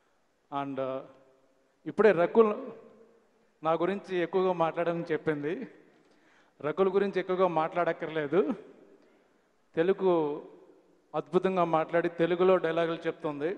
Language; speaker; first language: Telugu; native; Telugu